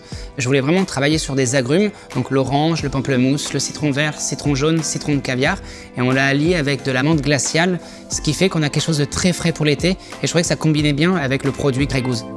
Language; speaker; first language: French; native; French